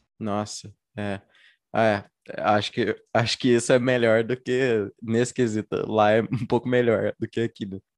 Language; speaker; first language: Portuguese; native; Portuguese